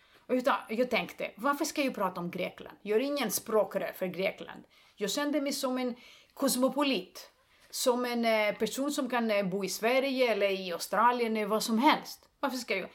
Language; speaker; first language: Swedish; non-native, fluent; Greek